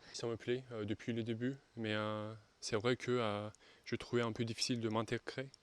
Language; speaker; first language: French; non-native, fluent; Turkish